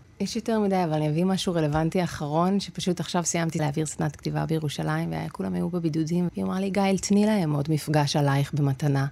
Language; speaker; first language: Hebrew; native; Hebrew